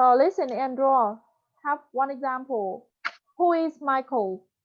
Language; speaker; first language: English; non-native, fluent; Vietnamese